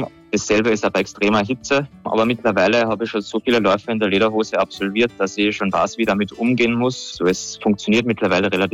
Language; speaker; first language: German; native; German